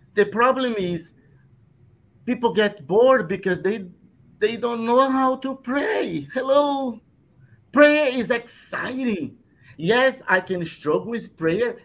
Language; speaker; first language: English; non-native, fluent; Portuguese